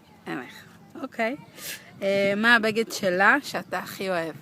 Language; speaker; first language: Hebrew; native; Hebrew